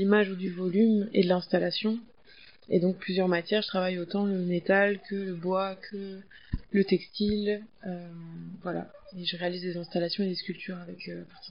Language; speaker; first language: French; native; French